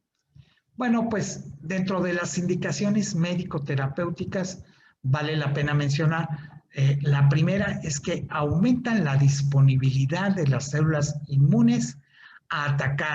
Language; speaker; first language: Spanish; native; Spanish